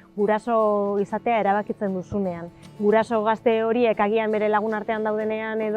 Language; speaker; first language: Basque; native; Basque